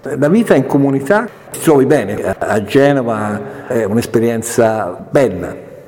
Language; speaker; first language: Italian; native; Italian